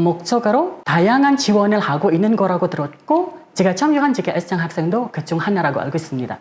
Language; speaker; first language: Korean; non-native, fluent; Indonesian